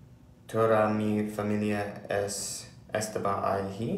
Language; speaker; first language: Spanish; non-native, learner; English